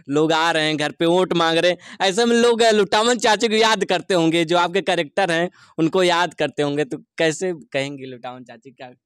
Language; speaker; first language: Hindi; native; Hindi